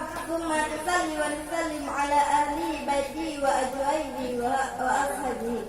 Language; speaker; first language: Arabic; non-native, learner; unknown